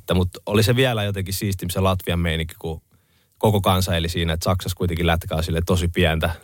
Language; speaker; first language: Finnish; early bilingual, other home language; Estonian